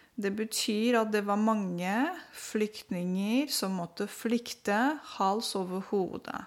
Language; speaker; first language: Norwegian; non-native, fluent; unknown